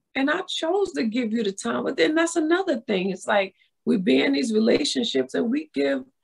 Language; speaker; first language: English; native; English